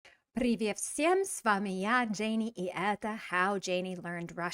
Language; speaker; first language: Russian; non-native, fluent; English